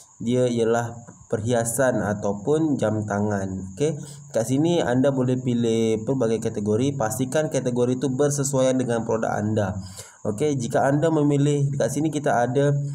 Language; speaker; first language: Malay; non-native, learner; Indonesian